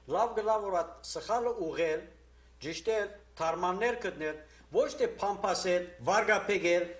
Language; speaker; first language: Armenian; native; Armenian